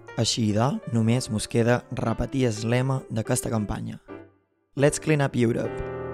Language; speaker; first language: Catalan; native; Catalan